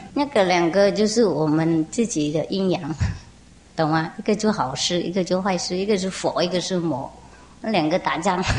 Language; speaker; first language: Chinese; non-native, fluent; Vietnamese